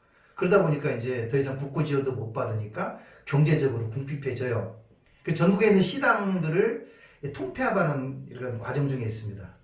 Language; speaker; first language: Korean; native; Korean